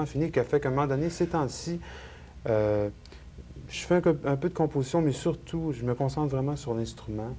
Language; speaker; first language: French; native; French